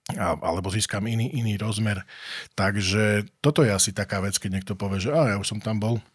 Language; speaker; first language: Slovak; native; Slovak